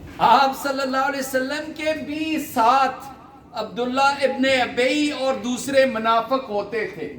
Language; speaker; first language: Urdu; non-native, local second language; Punjabi